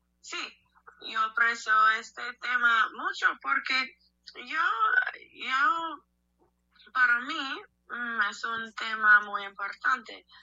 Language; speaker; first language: Spanish; non-native, learner; English